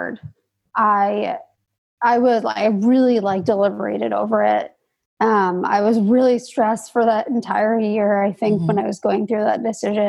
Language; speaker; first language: English; native; English